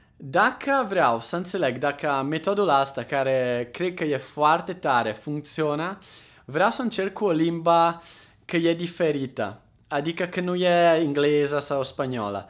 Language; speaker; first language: Romanian; non-native, fluent; Italian